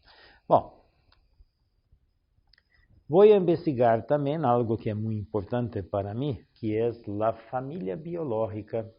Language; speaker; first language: Spanish; non-native, learner; Portuguese